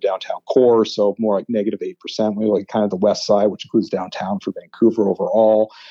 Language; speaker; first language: English; native; English